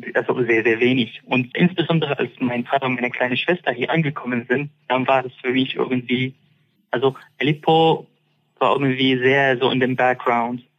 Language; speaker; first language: German; non-native, fluent; Arabic